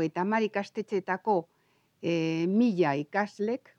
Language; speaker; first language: Basque; non-native, local second language; Spanish